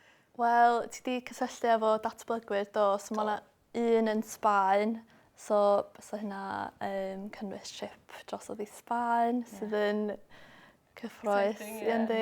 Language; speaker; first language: Welsh; non-native, local second language; English